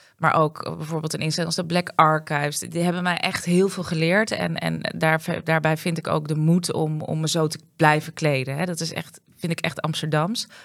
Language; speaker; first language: Dutch; native; Dutch